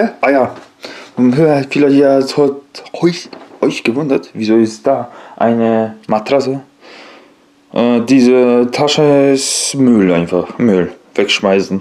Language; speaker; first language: German; non-native, learner; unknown